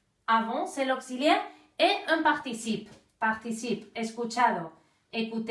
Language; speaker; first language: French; non-native, fluent; Basque